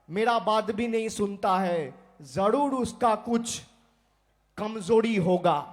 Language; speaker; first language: Hindi; non-native, local second language; Bangla